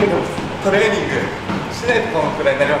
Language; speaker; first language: Japanese; native; Japanese